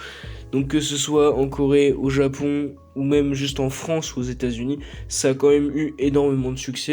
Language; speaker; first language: French; native; French